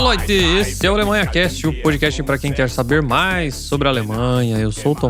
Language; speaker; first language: Portuguese; native; Portuguese